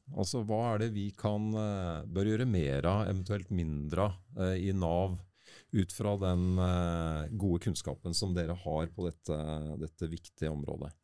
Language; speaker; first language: Norwegian; native; Norwegian